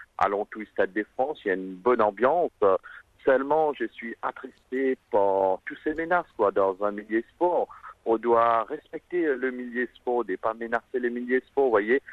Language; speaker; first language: French; non-native, local second language; Morisyen